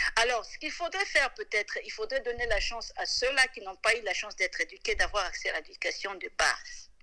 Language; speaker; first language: French; non-native, local second language; Lingala